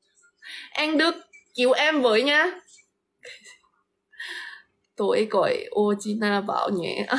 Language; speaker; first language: Vietnamese; non-native, fluent; Lao